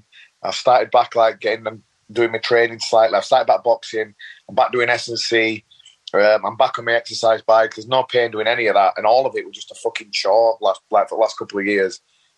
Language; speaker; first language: English; native; English